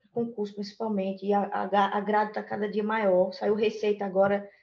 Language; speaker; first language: Portuguese; native; Portuguese